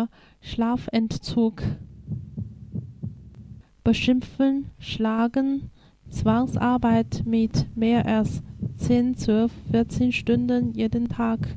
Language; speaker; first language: German; non-native, fluent; Chinese